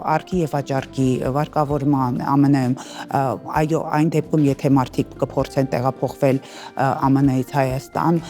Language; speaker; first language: Armenian; native; Armenian